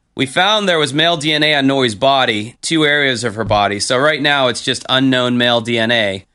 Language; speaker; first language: English; native; English